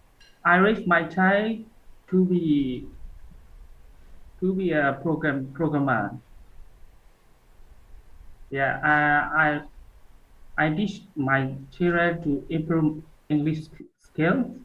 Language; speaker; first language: English; non-native, learner; Burmese